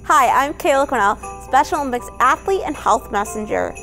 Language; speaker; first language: English; native; English